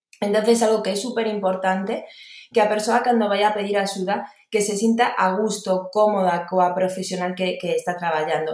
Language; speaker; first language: Galician; non-native, local second language; Spanish